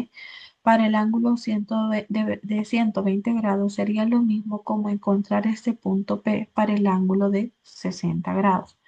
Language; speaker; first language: Spanish; native; Spanish